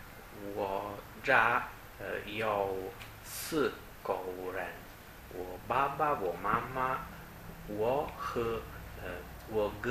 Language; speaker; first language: Chinese; non-native, learner; Italian